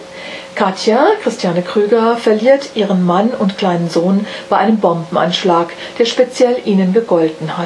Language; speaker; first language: German; native; German